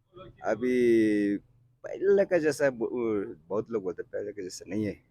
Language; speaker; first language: Hindi; non-native, learner; Nepali